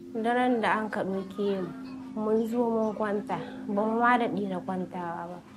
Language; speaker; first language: Hausa; native; Hausa